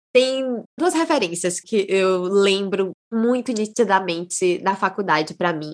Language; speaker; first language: Portuguese; native; Portuguese